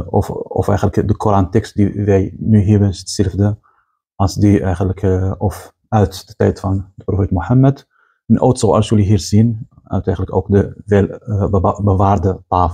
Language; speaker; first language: Dutch; non-native, fluent; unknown